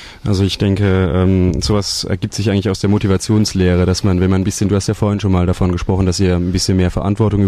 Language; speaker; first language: German; native; German